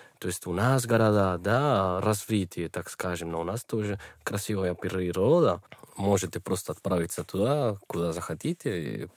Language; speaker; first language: Russian; non-native, learner; Spanish